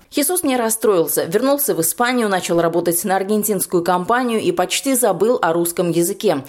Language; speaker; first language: Russian; native; Russian